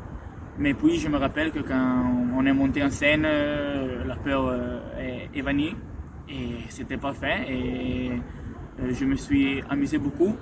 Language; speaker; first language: French; non-native, local second language; Italian